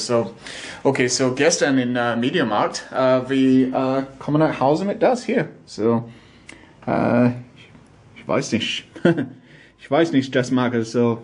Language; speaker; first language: German; non-native, learner; English